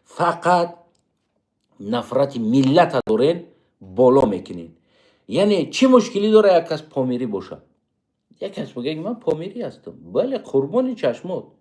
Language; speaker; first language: Tajik; native; Tajik